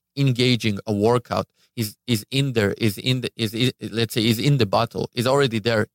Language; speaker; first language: English; non-native, fluent; Hebrew